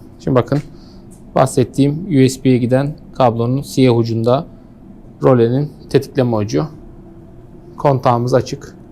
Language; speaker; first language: Turkish; native; Turkish